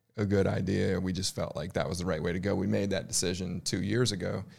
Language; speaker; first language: English; native; English